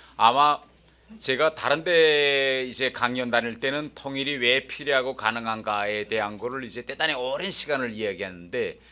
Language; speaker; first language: Korean; native; Korean